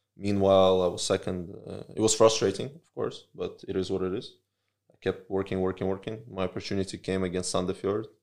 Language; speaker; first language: English; early bilingual, other home language; Russian